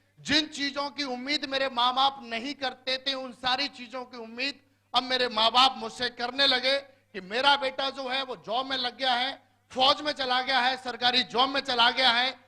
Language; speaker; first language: Hindi; native; Hindi